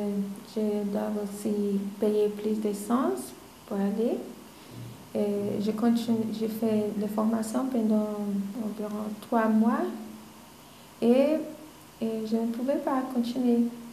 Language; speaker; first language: French; non-native, learner; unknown